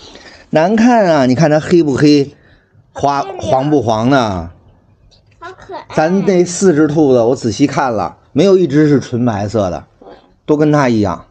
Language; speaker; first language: Chinese; native; Chinese